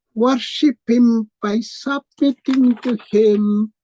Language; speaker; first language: English; non-native, local second language; Malayalam